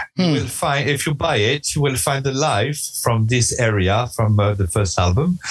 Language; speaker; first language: English; non-native, fluent; French